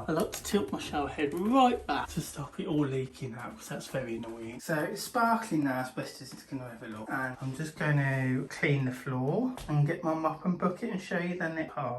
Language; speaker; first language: English; native; English